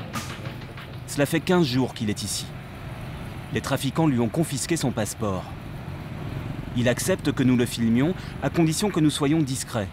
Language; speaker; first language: French; native; French